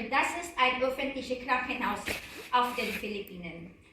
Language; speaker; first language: German; non-native, learner; Filipino